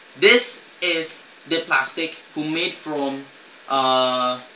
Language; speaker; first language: English; non-native, learner; Indonesian